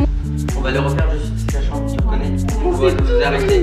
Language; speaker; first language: French; native; French